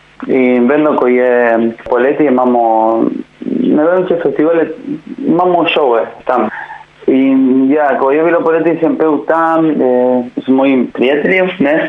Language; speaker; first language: Slovenian; non-native, learner; Spanish